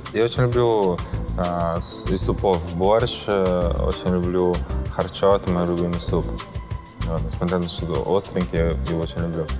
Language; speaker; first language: Russian; non-native, fluent; Portuguese